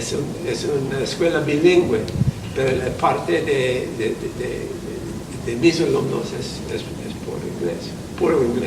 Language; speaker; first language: Spanish; non-native, fluent; English